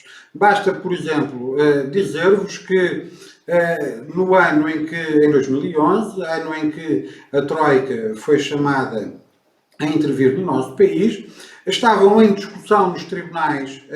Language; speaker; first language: Portuguese; native; Portuguese